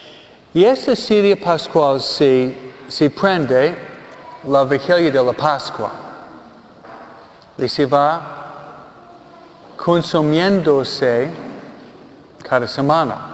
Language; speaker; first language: Spanish; non-native, fluent; English